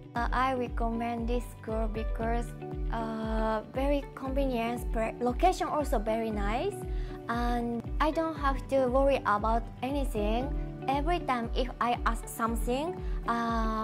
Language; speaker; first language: English; non-native, learner; Japanese